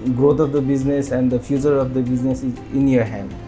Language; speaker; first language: English; non-native, local second language; Nepali